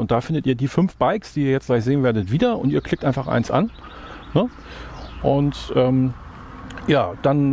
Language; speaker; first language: German; native; German